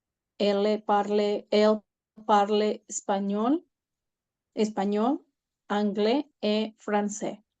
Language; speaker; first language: French; non-native, learner; Spanish